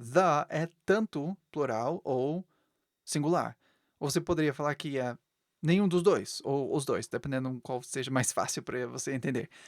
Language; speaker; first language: Portuguese; non-native, fluent; English